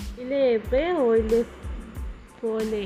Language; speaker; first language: French; non-native, learner; Spanish